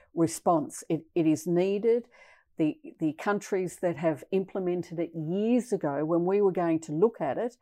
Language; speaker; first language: English; native; English